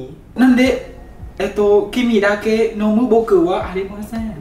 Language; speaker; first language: Japanese; non-native, learner; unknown